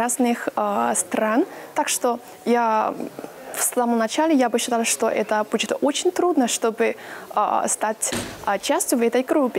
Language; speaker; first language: Russian; non-native, fluent; Chinese